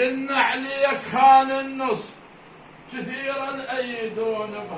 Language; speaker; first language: Arabic; native; Arabic